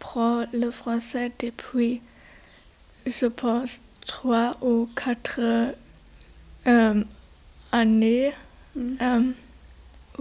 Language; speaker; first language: French; non-native, learner; German